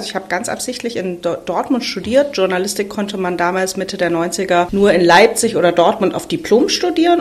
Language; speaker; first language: German; native; German